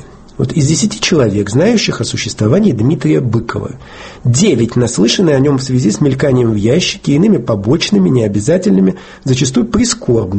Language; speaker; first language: Russian; native; Russian